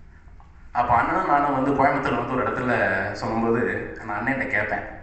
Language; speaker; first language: Tamil; native; Tamil